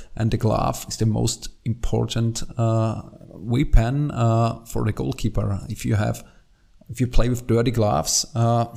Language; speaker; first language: English; non-native, fluent; German